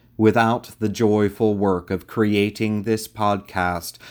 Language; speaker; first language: English; native; English